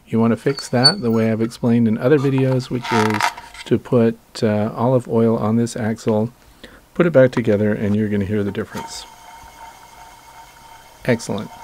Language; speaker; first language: English; native; English